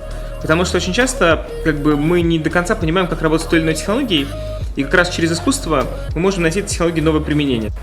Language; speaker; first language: Russian; native; Russian